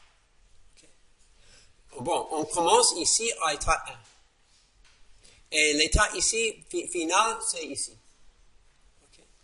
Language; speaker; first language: French; non-native, fluent; English